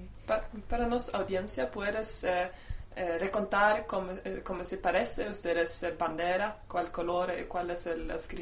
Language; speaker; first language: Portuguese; non-native, learner; Spanish